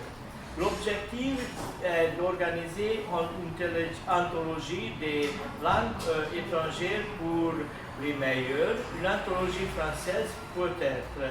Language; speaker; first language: French; non-native, learner; Hungarian